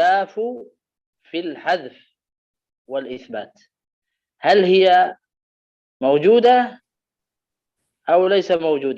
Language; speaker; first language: Arabic; native; Arabic